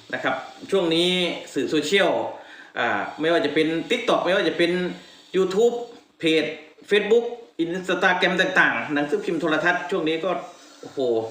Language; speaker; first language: Thai; native; Thai